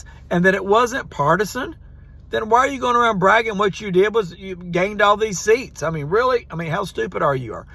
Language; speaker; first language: English; native; English